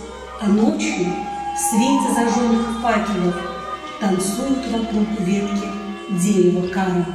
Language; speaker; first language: Russian; native; Russian